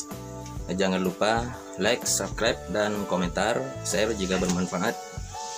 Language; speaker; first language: Indonesian; native; Indonesian